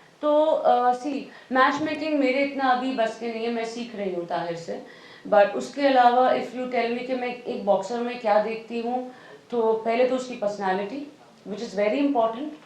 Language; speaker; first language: Hindi; native; Hindi